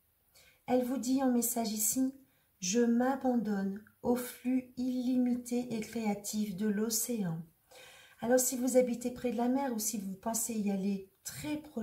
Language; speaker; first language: French; native; French